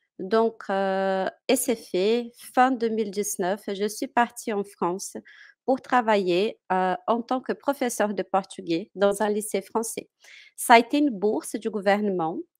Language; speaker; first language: French; non-native, fluent; Portuguese